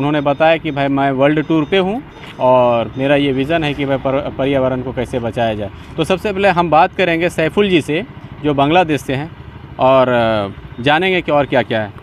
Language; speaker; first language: Hindi; native; Hindi